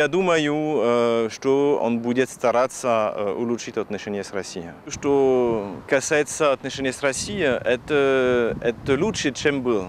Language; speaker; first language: Russian; non-native, fluent; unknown